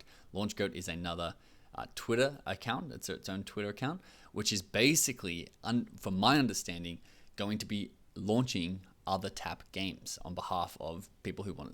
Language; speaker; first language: English; native; English